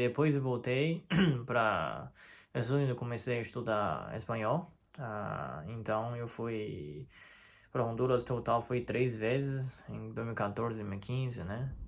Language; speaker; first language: Portuguese; non-native, fluent; Chinese